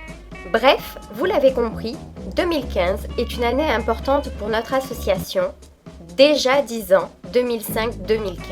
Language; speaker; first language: French; native; French